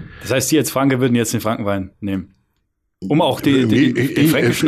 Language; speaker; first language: German; native; German